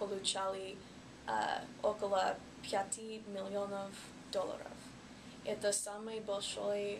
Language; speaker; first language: Russian; non-native, learner; English